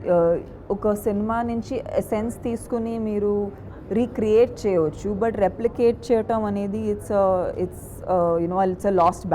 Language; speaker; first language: Telugu; non-native, fluent; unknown